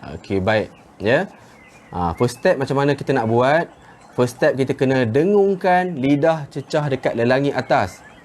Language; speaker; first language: Malay; native; Malay